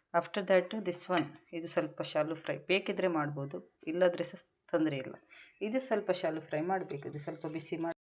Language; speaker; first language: Kannada; non-native, local second language; Konkani